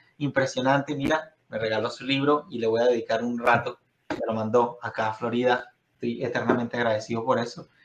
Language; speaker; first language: Spanish; native; Spanish